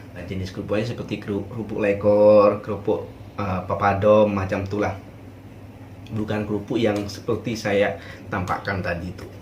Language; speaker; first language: Indonesian; native; Indonesian